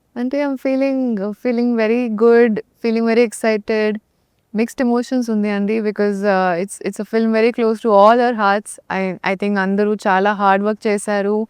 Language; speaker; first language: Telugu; non-native, local second language; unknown